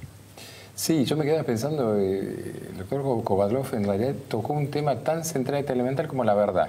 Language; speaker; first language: Spanish; native; Spanish